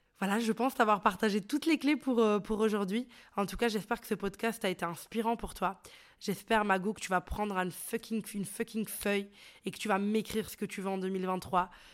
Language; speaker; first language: French; early bilingual, other home language; Arabic